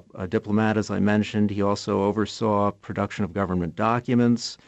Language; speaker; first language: English; native; English